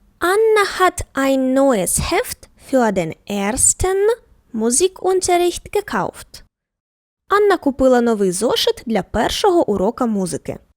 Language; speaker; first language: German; non-native, fluent; Ukrainian